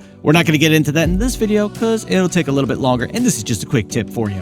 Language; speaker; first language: English; native; English